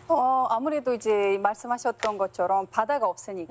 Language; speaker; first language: Korean; non-native, fluent; Uzbek